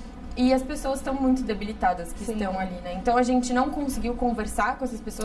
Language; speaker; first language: Portuguese; native; Portuguese